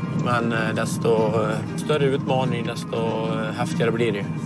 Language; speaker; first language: Swedish; native; Swedish